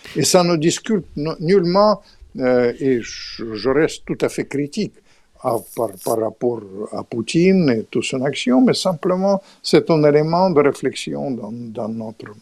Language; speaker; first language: French; non-native, fluent; Russian